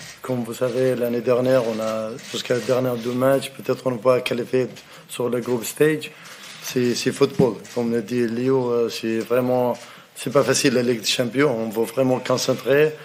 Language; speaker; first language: French; non-native, learner; Arabic